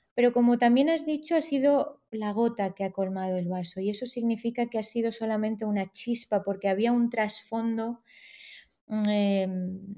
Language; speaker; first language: Spanish; native; Spanish